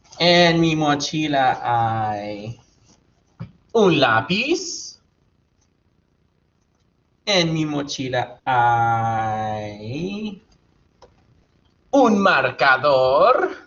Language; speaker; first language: Spanish; non-native, fluent; English